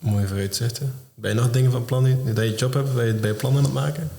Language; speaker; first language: Dutch; native; Dutch